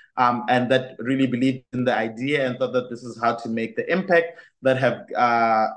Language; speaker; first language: English; non-native, local second language; Tswana